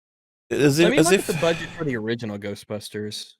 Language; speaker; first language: English; native; English